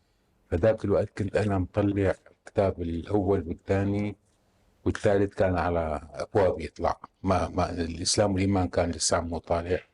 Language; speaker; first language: Arabic; native; Arabic